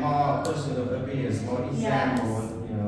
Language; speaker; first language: English; non-native, learner; Vietnamese